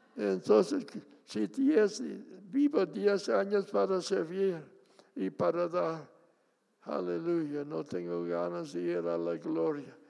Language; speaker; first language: Spanish; non-native, fluent; English